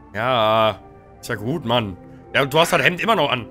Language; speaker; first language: German; native; German